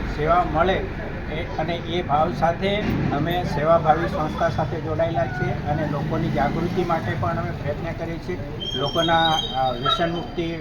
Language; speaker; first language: Gujarati; native; Gujarati